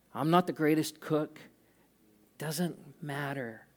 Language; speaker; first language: English; native; English